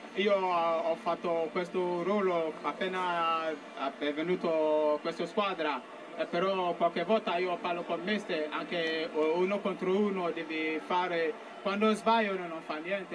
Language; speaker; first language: Italian; non-native, learner; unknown